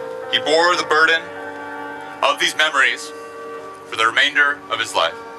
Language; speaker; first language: English; native; English